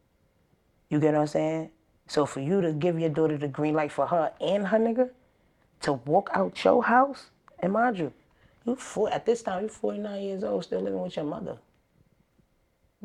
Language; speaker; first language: English; native; English